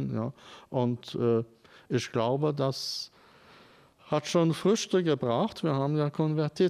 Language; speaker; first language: German; non-native, fluent; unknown